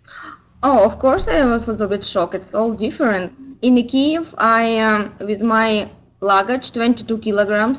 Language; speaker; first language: English; non-native, learner; Ukrainian